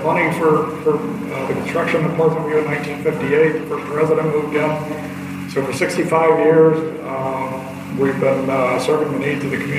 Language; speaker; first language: English; native; English